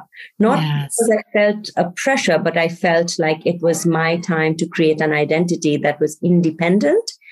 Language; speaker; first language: English; non-native, local second language; Bangla